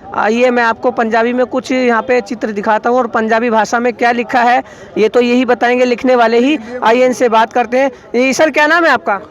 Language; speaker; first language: Hindi; native; Hindi